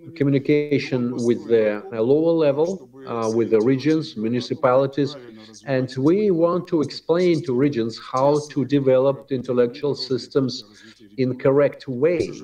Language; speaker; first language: English; non-native, fluent; Russian